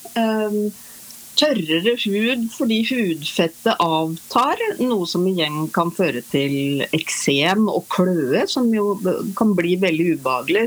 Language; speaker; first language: Norwegian; native; Norwegian